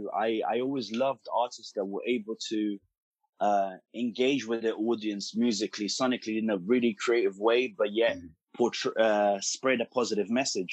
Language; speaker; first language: English; early bilingual, other home language; Portuguese